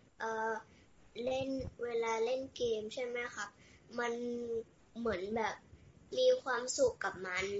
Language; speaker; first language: Thai; early bilingual, heritage; Thai